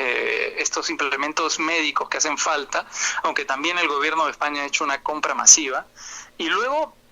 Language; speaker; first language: Spanish; native; Spanish